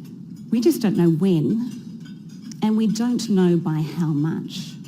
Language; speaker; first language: English; native; English